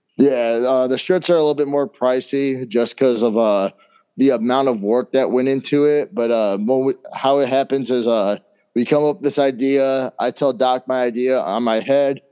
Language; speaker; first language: English; native; English